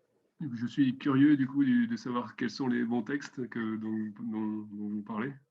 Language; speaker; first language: French; native; French